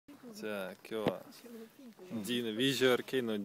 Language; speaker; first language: Japanese; non-native, learner; Russian